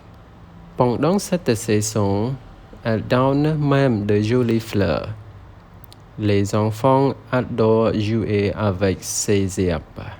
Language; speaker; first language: French; non-native, learner; Khmer